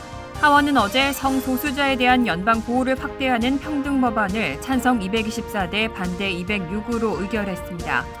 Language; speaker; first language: Korean; native; Korean